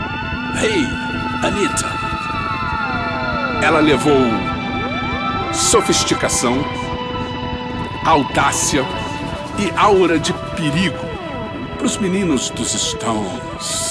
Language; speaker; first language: Portuguese; native; Portuguese